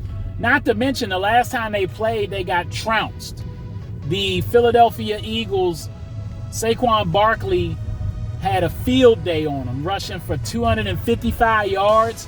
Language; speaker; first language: English; native; English